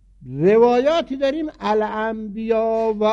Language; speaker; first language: Persian; native; Persian